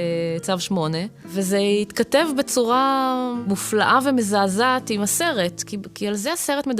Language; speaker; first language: Hebrew; native; Hebrew